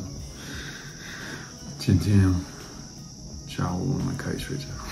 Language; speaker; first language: Chinese; non-native, learner; English